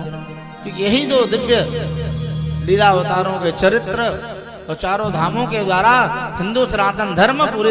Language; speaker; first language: Hindi; native; Hindi